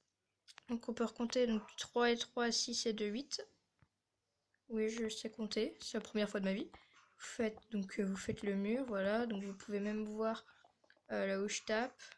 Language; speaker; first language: French; native; French